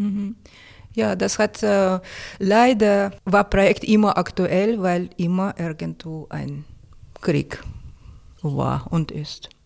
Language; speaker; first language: German; non-native, fluent; Russian